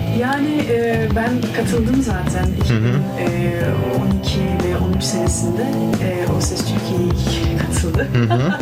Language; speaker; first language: Turkish; early bilingual, heritage; Turkish